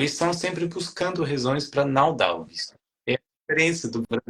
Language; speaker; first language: Portuguese; non-native, fluent; German